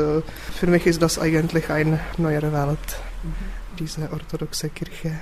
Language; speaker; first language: German; non-native, fluent; Czech